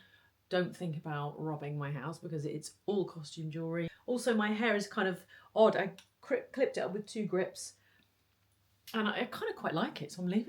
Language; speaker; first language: English; native; English